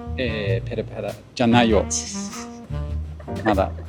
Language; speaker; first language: Japanese; non-native, learner; English